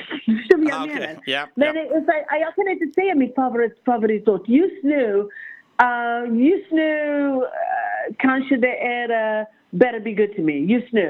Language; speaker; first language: Swedish; non-native, learner; English